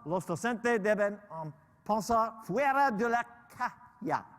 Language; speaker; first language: Spanish; non-native, learner; English